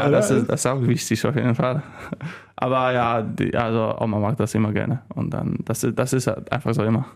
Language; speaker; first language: German; non-native, learner; Polish